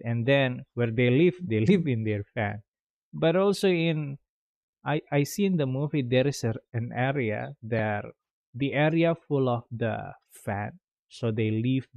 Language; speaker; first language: English; non-native, fluent; Indonesian